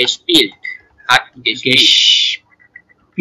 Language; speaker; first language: German; non-native, learner; Bangla